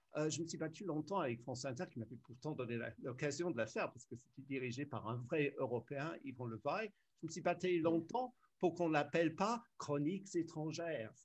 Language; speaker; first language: French; non-native, fluent; English